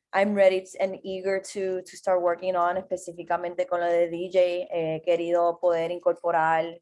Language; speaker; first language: Spanish; native; Spanish